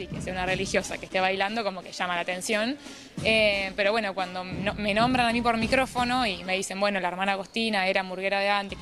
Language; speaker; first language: Spanish; native; Spanish